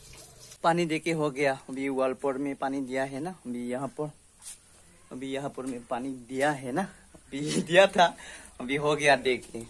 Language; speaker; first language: Hindi; non-native, local second language; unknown